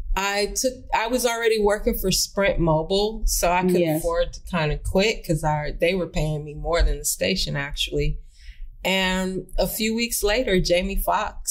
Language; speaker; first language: English; native; English